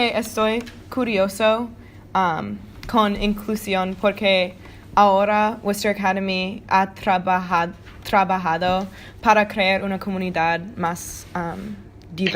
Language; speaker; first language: Spanish; non-native, learner; English